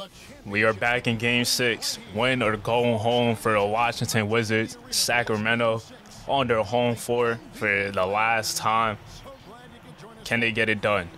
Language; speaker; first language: English; native; English